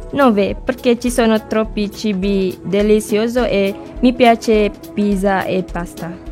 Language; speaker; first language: Italian; non-native, learner; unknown